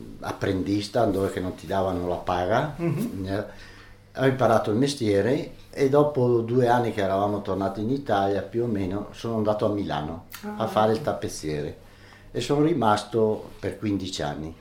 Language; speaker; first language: Italian; early bilingual, other home language; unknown